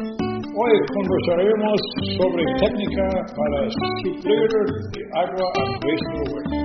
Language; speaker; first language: Spanish; non-native, learner; English